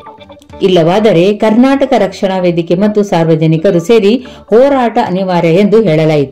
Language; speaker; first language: Kannada; native; Kannada